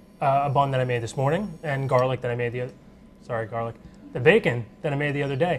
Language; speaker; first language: English; native; English